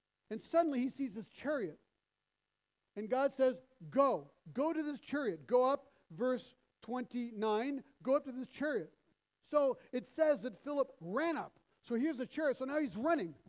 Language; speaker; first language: English; early bilingual, other home language; French